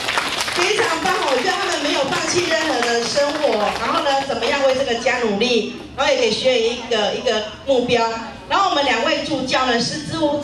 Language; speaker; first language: Chinese; native; Chinese